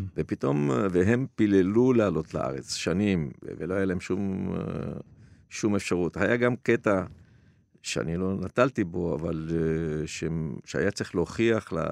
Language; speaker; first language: Hebrew; native; Hebrew